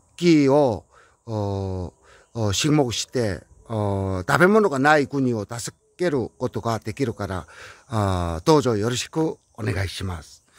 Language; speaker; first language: Japanese; non-native, learner; Korean